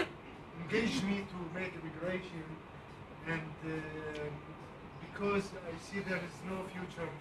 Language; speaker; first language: English; non-native, learner; Arabic